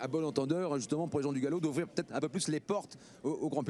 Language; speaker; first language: French; native; French